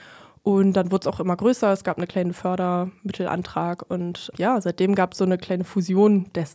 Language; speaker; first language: German; native; German